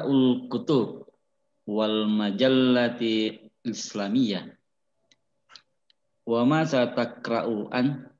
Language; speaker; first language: Arabic; non-native, learner; Indonesian